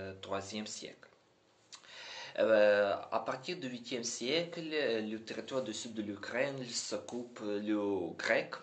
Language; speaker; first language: French; non-native, learner; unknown